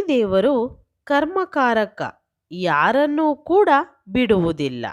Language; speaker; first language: Kannada; native; Kannada